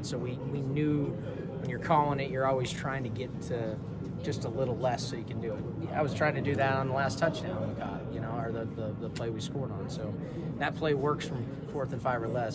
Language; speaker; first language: English; native; English